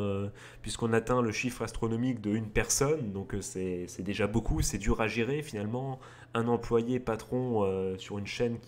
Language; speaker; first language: French; native; French